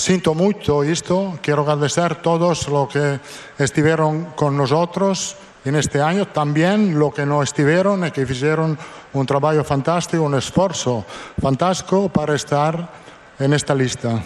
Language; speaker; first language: Portuguese; non-native, fluent; Italian